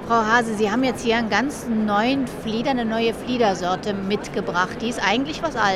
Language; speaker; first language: German; native; German